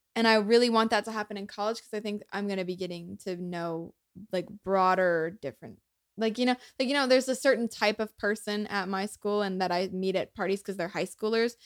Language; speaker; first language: English; native; English